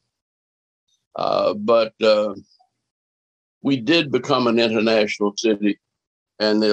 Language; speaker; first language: English; native; English